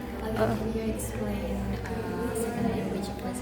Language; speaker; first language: English; non-native, learner; Indonesian